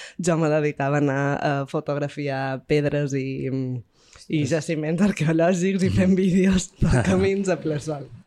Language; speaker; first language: Catalan; native; Catalan